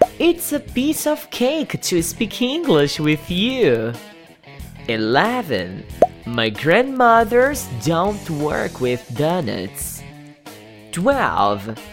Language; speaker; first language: English; non-native, fluent; Portuguese